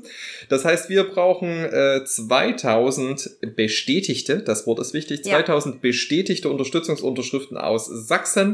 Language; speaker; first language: German; native; German